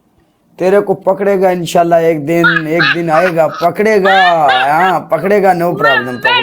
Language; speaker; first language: Hindi; non-native, local second language; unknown